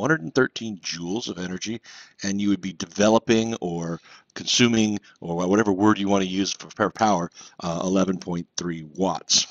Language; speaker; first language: English; native; English